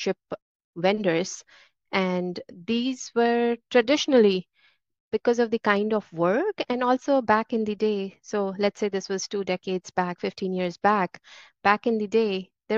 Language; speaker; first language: English; non-native, local second language; Hindi